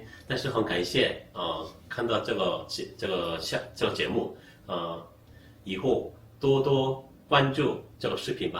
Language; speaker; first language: Chinese; non-native, fluent; Korean